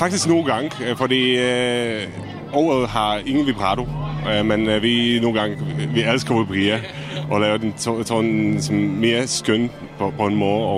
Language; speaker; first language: Danish; non-native, fluent; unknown